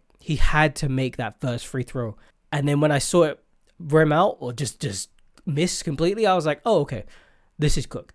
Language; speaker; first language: English; native; English